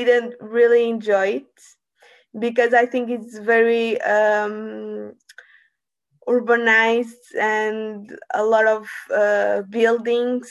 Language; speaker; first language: English; non-native, learner; Portuguese